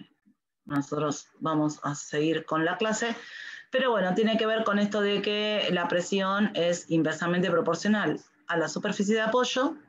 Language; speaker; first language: Spanish; native; Spanish